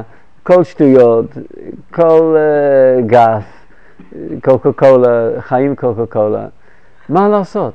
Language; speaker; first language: Hebrew; non-native, fluent; English